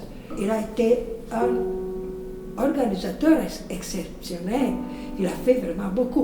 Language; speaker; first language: French; non-native, fluent; Italian